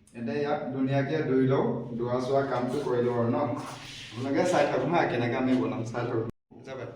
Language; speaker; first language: Assamese; non-native, local second language; Bodo